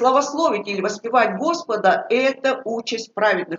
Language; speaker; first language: Russian; native; Russian